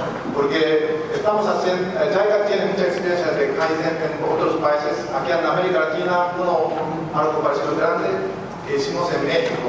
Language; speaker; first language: Spanish; non-native, fluent; Japanese